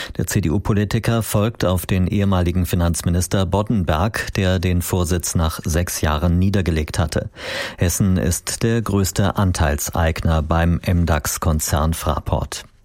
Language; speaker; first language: German; native; German